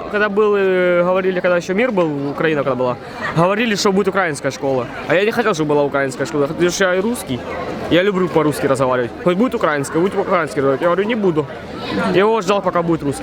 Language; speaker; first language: Russian; native; Russian